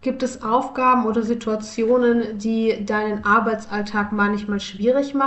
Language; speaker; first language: German; native; German